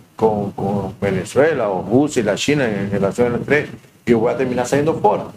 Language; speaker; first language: Portuguese; non-native, learner; Spanish